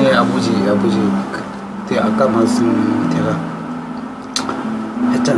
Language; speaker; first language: Korean; non-native, learner; Tibetan